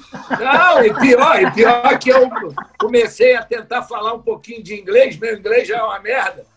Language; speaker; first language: Portuguese; native; Portuguese